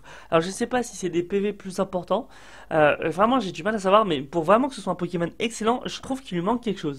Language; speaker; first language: French; native; French